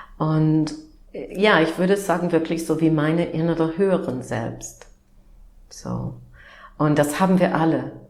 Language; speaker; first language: German; non-native, fluent; English